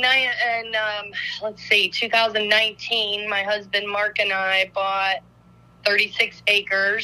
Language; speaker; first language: English; native; English